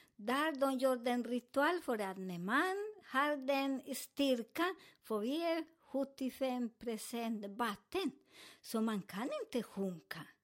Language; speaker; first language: Swedish; non-native, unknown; Spanish